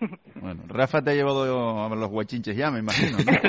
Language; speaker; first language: Spanish; native; Spanish